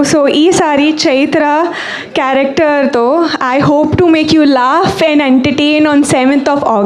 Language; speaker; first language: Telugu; non-native, learner; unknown